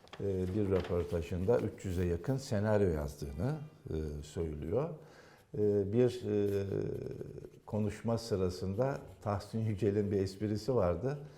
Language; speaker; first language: Turkish; native; Turkish